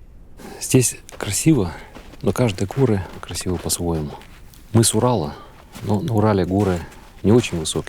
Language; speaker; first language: Russian; native; Russian